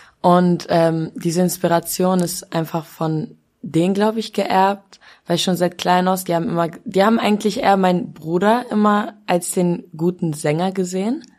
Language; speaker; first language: German; early bilingual, other home language; Albanian